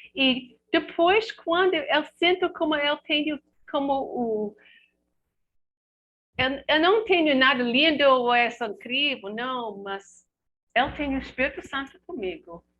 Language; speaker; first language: Portuguese; non-native, learner; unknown